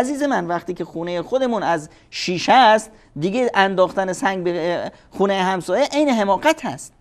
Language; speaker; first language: Persian; native; Persian